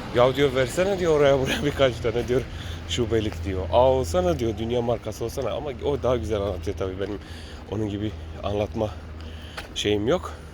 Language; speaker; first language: Turkish; early bilingual, heritage; Turkish